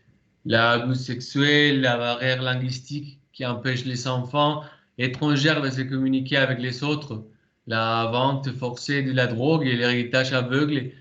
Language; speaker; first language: French; non-native, fluent; Spanish